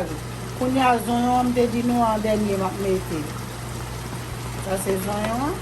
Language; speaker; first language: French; non-native, local second language; Haitian Creole